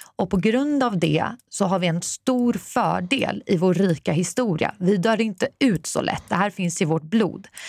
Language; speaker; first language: Swedish; early bilingual, other home language; Persian